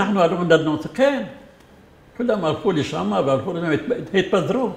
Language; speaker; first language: Hebrew; non-native, fluent; Arabic